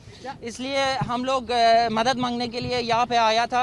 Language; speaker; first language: Hindi; non-native, fluent; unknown